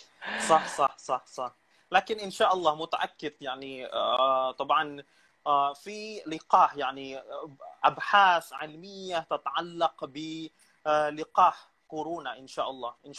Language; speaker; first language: Arabic; non-native, fluent; Indonesian